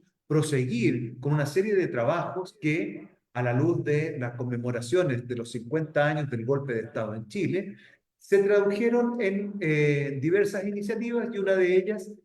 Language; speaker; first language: Spanish; native; Spanish